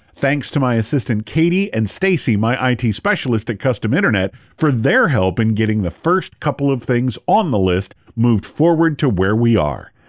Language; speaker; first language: English; native; English